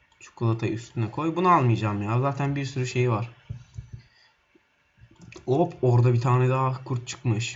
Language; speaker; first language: Turkish; native; Turkish